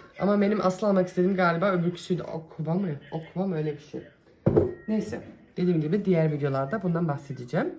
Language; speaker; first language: Turkish; early bilingual, heritage; Turkish